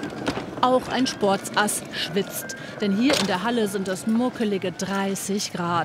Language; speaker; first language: German; native; German